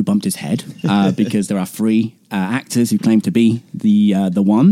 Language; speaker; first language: English; native; English